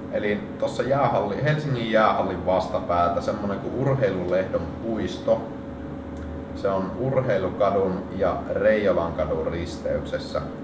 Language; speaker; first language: Finnish; native; Finnish